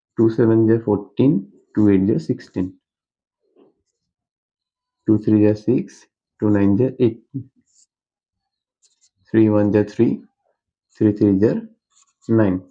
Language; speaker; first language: English; non-native, local second language; Hindi